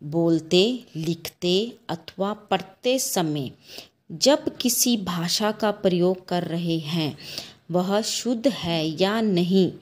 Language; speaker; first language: Hindi; native; Hindi